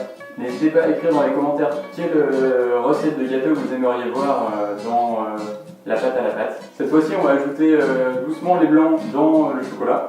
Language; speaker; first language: French; native; French